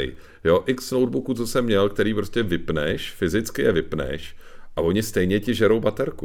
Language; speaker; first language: Czech; native; Czech